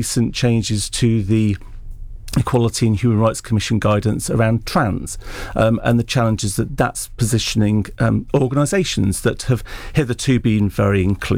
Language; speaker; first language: English; native; English